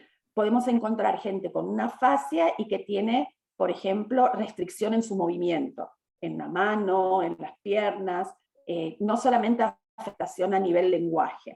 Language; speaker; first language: Spanish; native; Spanish